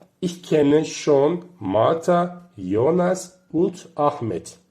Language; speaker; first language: German; non-native, fluent; Turkish